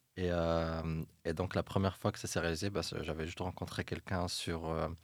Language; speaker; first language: French; non-native, local second language; Arabic